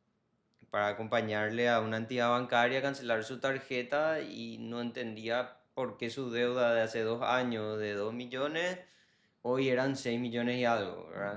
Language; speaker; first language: Spanish; native; Spanish